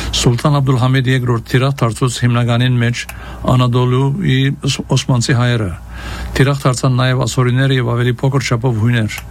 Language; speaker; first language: Armenian; early bilingual, heritage; Armenian